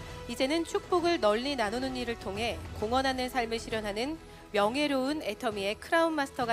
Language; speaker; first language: Korean; native; Korean